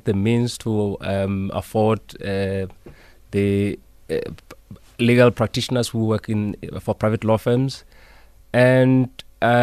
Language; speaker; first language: English; non-native, local second language; Southern Sotho